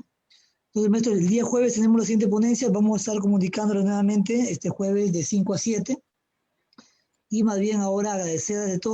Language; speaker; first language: Spanish; native; Spanish